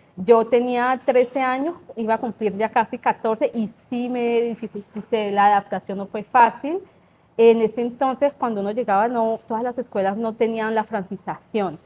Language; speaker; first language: Spanish; native; Spanish